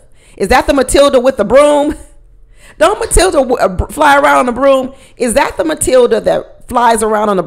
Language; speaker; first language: English; native; English